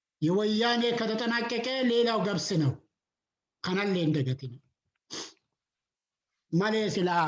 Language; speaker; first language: Amharic; non-native, local second language; Oromo